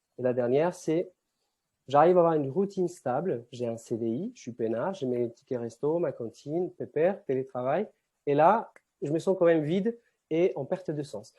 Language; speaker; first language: French; non-native, fluent; Spanish